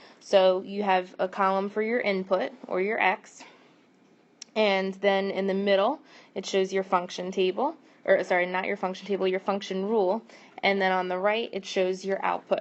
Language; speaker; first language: English; native; English